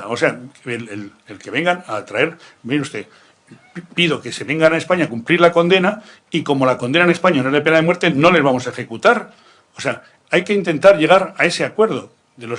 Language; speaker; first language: Spanish; native; Spanish